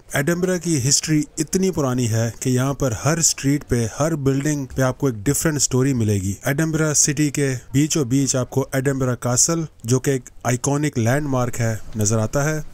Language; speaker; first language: Urdu; native; Urdu